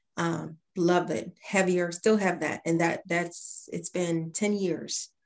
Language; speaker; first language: English; native; English